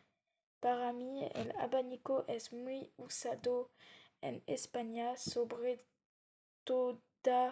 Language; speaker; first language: Spanish; non-native, learner; French